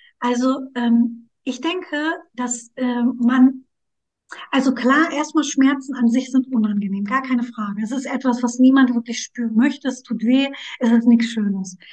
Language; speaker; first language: German; early bilingual, other home language; Turkish